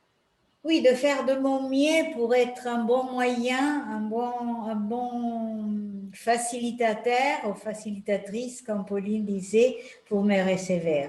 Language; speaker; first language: French; non-native, fluent; Italian